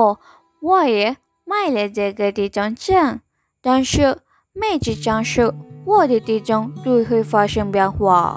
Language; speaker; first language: Chinese; non-native, learner; Malay